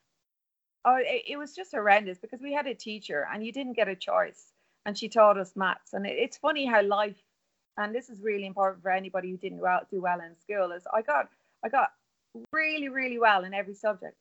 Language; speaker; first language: English; non-native, local second language; Irish